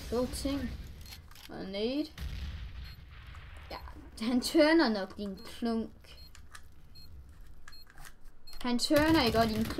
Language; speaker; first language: Danish; native; Danish